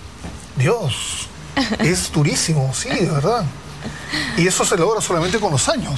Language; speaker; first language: Spanish; native; Spanish